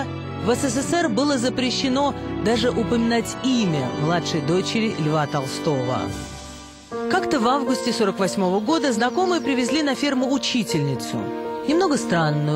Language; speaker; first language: Russian; native; Russian